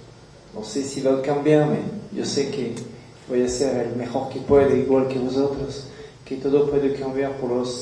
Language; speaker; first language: Spanish; non-native, learner; French